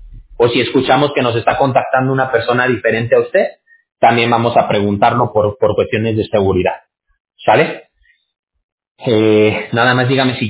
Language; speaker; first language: Spanish; native; Spanish